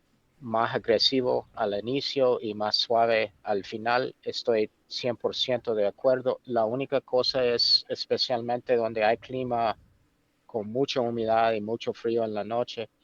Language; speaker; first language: Spanish; non-native, fluent; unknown